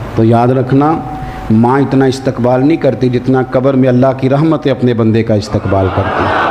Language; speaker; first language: Urdu; non-native, local second language; Punjabi